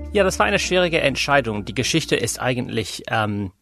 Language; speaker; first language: German; non-native, fluent; English